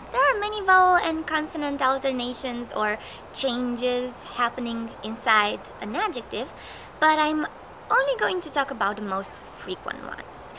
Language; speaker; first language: English; non-native, fluent; Romanian